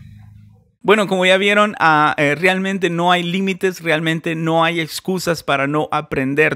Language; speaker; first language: Spanish; native; Spanish